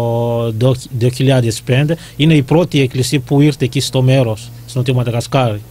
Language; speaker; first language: Greek; non-native, learner; Malagasy